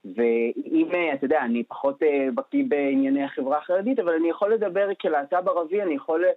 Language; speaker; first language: Hebrew; native; Hebrew